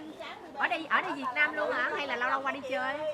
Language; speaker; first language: Vietnamese; native; Vietnamese